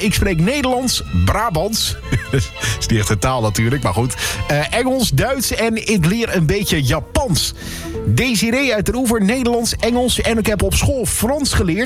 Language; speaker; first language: Dutch; native; Dutch